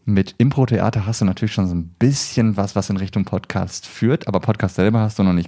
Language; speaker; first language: German; native; German